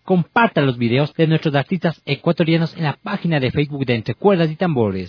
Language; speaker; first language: Spanish; native; Spanish